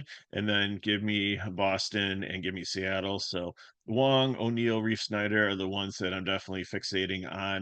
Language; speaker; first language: English; native; English